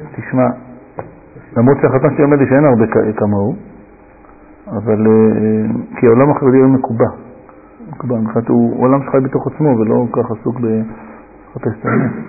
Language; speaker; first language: Hebrew; native; Hebrew